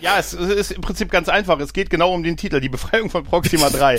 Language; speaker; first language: German; native; German